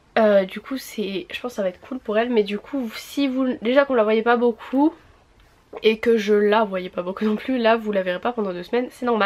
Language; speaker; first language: French; native; French